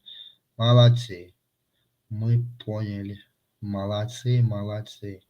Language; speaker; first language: Russian; non-native, fluent; Tajik